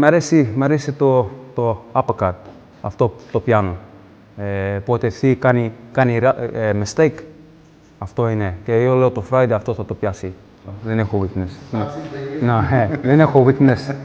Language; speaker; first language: Greek; early bilingual, heritage; English